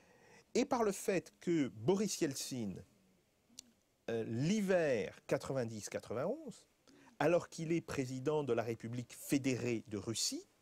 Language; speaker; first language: French; native; French